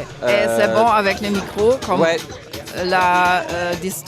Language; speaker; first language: French; non-native, fluent; German